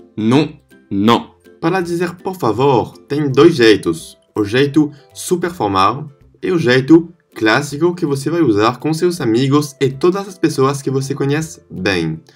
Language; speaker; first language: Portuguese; non-native, fluent; French